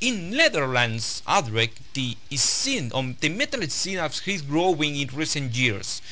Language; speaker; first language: English; non-native, learner; Spanish